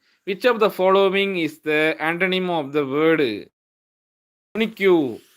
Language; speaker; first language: English; non-native, local second language; Tamil